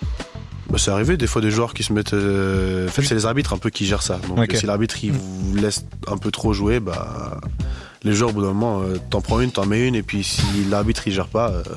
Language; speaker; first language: French; native; French